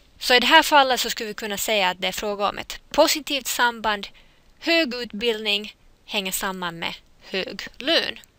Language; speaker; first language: Swedish; native; Swedish